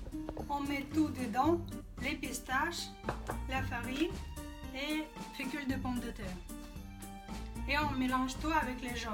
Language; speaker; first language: French; non-native, fluent; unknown